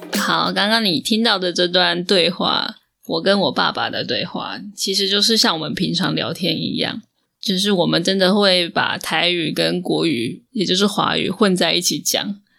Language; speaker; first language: Chinese; native; Chinese